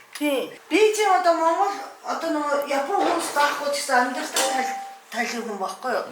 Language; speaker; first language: Mongolian; non-native, fluent; Japanese